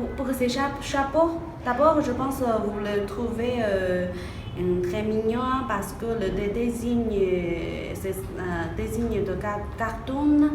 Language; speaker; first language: French; non-native, fluent; Chinese